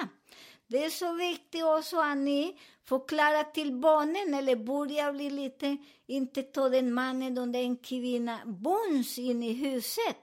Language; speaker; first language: Swedish; non-native, learner; Spanish